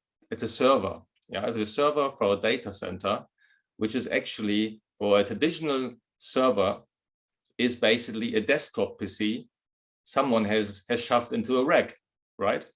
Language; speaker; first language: English; non-native, fluent; German